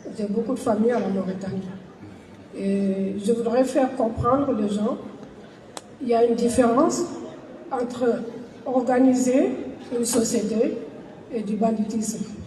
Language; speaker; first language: French; non-native, local second language; Soninke